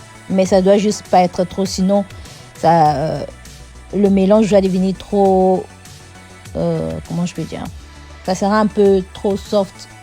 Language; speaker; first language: French; non-native, fluent; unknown